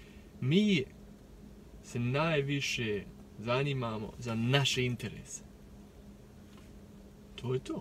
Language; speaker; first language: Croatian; early bilingual, heritage; Croatian